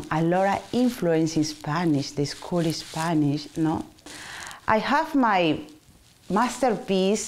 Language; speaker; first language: English; non-native, learner; Spanish